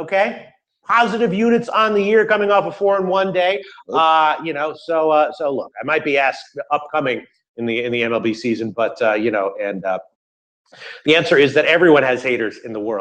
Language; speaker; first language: English; native; English